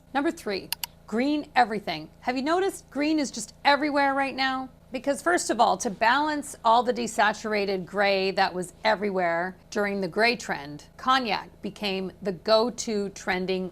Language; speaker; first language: English; native; English